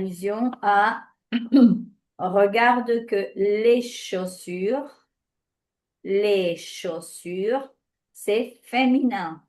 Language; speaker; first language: French; non-native, fluent; Spanish